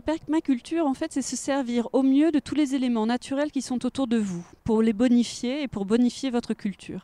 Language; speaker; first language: French; native; French